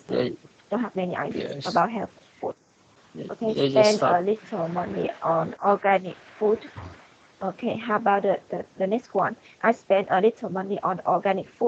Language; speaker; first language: English; non-native, fluent; Vietnamese